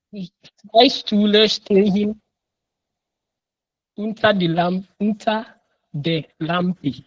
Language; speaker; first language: German; non-native, learner; Akan